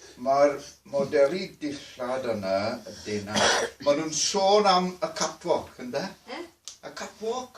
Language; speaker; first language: Welsh; non-native, fluent; English